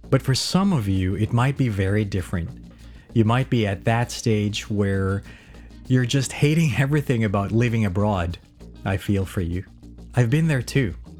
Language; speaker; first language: English; non-native, local second language; Filipino